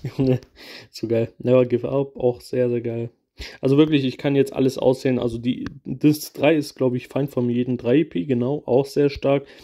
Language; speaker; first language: German; early bilingual, other home language; Kurdish